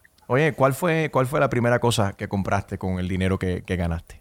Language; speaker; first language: Spanish; early bilingual, heritage; Spanish